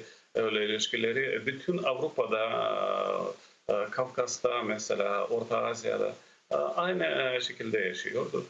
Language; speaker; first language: Turkish; non-native, fluent; Ukrainian